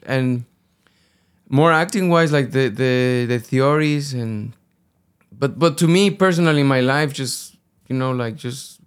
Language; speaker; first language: English; non-native, fluent; Spanish